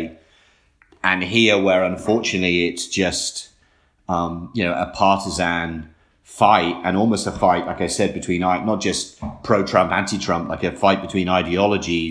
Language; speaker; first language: English; native; English